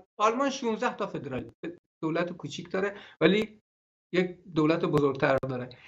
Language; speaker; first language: Persian; non-native, local second language; Gurani